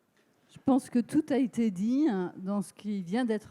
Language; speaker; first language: French; native; French